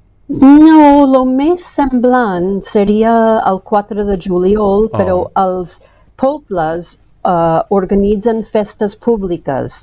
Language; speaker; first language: Catalan; non-native, fluent; English